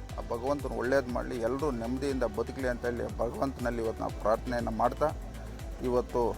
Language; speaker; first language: Kannada; native; Kannada